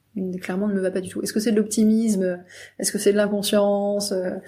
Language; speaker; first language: French; native; French